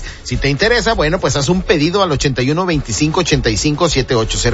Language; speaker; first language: Spanish; native; Spanish